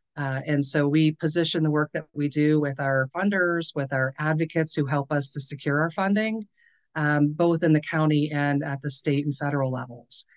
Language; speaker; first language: English; native; English